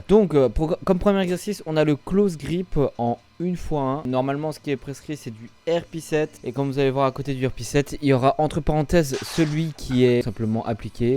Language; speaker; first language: French; native; French